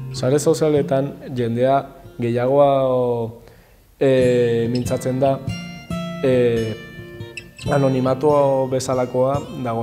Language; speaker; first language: Basque; non-native, local second language; Spanish